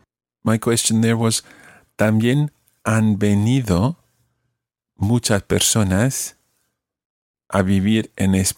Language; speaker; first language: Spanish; non-native, fluent; English